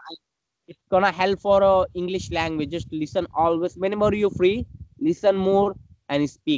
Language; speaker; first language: English; non-native, learner; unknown